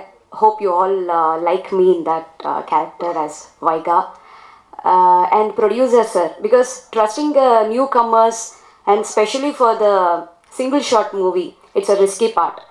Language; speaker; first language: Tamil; non-native, learner; Kannada